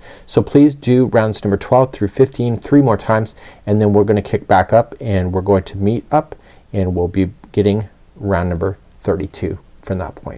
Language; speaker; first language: English; native; English